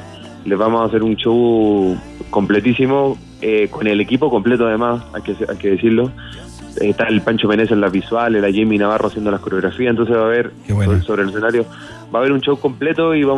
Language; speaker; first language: Spanish; native; Spanish